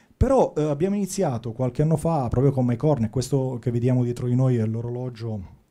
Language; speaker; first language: Italian; native; Italian